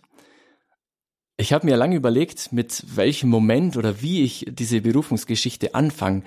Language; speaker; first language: German; native; German